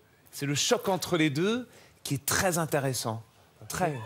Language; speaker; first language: French; native; French